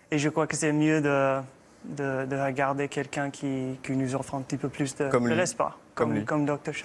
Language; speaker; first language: French; non-native, fluent; English